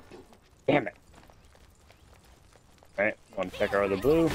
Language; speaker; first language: English; native; English